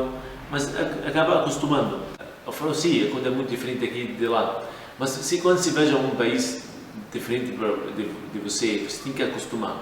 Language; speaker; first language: Portuguese; non-native, learner; Arabic